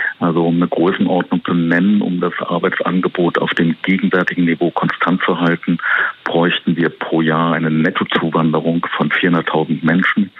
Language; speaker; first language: German; native; German